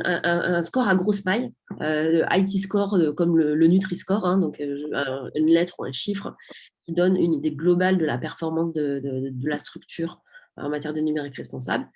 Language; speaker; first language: French; native; French